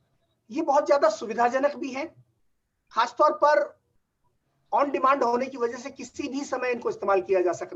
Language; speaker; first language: Hindi; native; Hindi